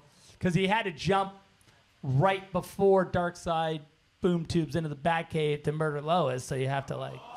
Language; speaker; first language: English; native; English